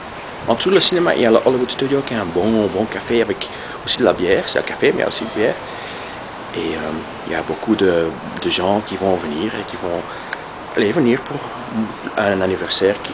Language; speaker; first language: French; non-native, local second language; Dutch